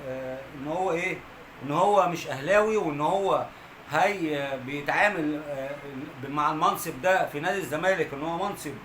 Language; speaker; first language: Arabic; native; Arabic